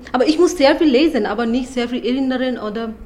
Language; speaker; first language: German; non-native, learner; Bangla